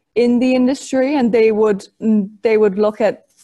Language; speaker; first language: English; native; English